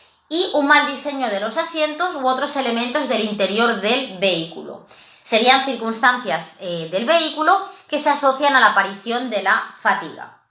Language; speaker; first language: Spanish; native; Spanish